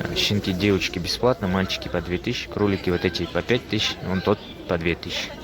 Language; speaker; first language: Russian; non-native, local second language; Kazakh